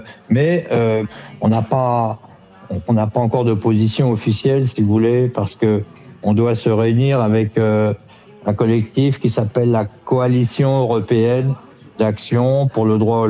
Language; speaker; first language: French; native; French